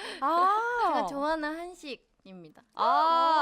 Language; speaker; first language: Korean; non-native, fluent; Japanese